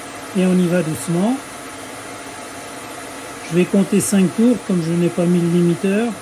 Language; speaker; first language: French; native; French